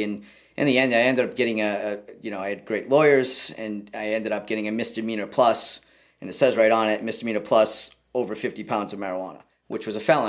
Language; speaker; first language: English; native; English